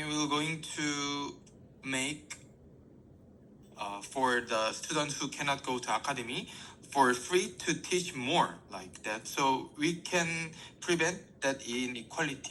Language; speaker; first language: English; non-native, learner; Korean